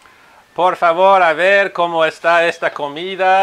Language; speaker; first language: Spanish; non-native, fluent; Italian